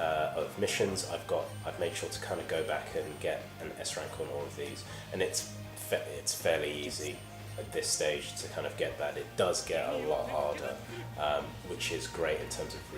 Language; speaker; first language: English; native; English